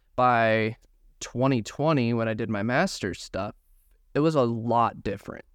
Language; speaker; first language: English; native; English